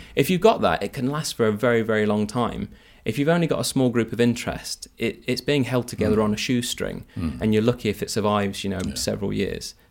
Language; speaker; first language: English; native; English